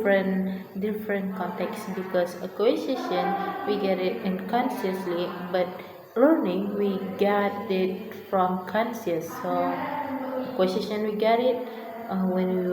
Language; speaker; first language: English; non-native, learner; Indonesian